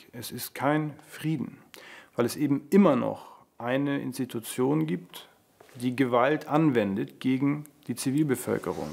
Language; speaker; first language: German; native; German